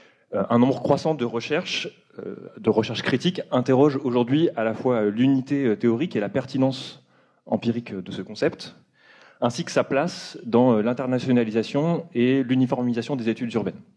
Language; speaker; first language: French; native; French